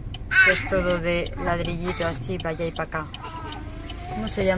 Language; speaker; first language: Spanish; native; Spanish